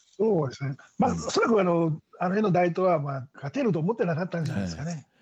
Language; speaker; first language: Japanese; non-native, fluent; Tongan